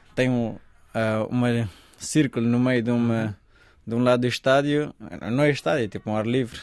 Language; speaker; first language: Portuguese; non-native, fluent; Persian